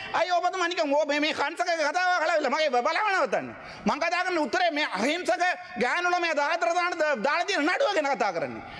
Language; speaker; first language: Sinhala; non-native, local second language; Tamil